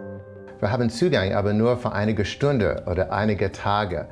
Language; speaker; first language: German; non-native, fluent; English